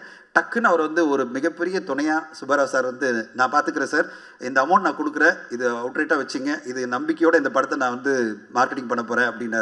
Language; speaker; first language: Tamil; native; Tamil